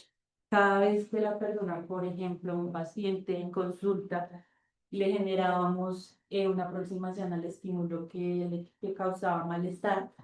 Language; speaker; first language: Spanish; native; Spanish